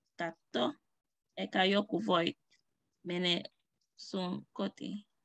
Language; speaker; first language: Finnish; non-native, learner; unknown